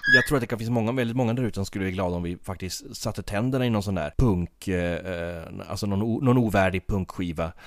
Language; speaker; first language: Swedish; native; Swedish